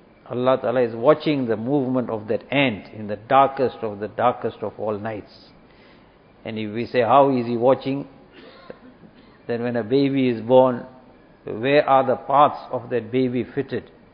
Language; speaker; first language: English; native; English